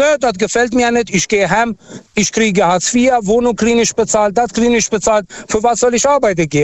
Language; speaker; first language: German; non-native, fluent; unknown